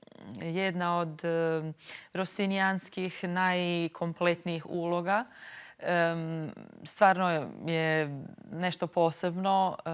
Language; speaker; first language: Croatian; non-native, local second language; Albanian